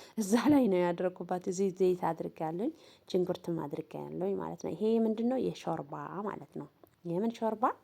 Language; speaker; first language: Amharic; non-native, local second language; Tigrinya